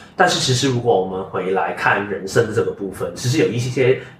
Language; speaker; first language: Chinese; non-native, local second language; Cantonese